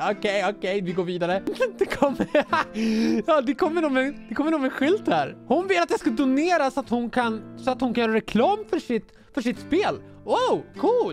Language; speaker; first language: Swedish; native; Swedish